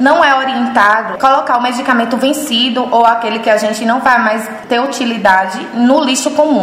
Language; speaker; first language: Portuguese; native; Portuguese